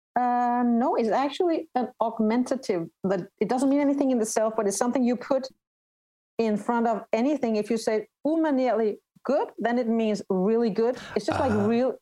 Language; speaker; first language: English; non-native, fluent; Danish